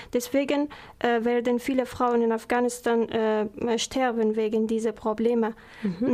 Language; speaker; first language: German; non-native, learner; Persian